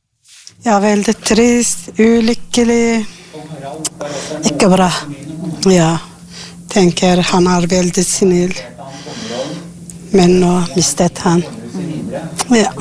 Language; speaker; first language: Norwegian; non-native, learner; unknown